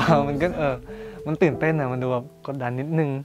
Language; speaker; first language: Thai; native; Thai